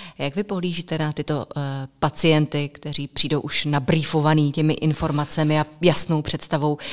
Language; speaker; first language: Czech; native; Czech